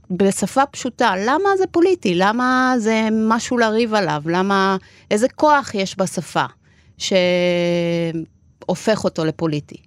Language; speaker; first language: Hebrew; non-native, fluent; Spanish